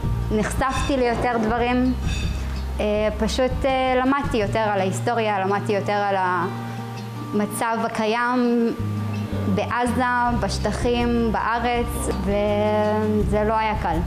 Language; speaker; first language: Hebrew; non-native, local second language; Arabic